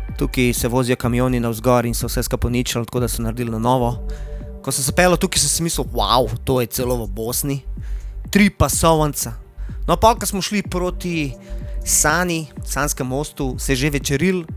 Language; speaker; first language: Slovenian; early bilingual, other home language; Bosnian